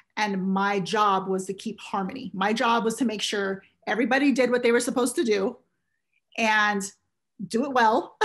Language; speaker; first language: English; native; English